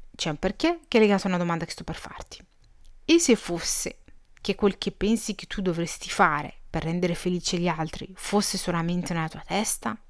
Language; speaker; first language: Italian; early bilingual, other home language; Arabic